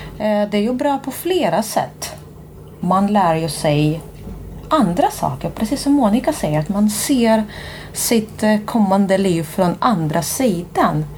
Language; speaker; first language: Swedish; non-native, fluent; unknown